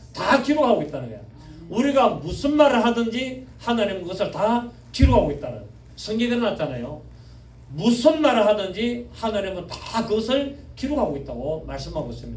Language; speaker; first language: Korean; native; Korean